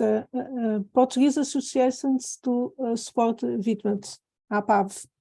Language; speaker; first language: English; non-native, fluent; Portuguese